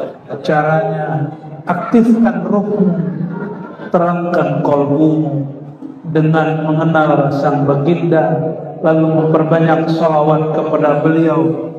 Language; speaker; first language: Indonesian; native; Indonesian